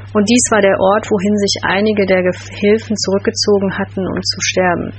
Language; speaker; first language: German; native; German